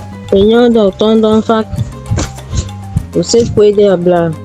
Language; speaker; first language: Spanish; non-native, fluent; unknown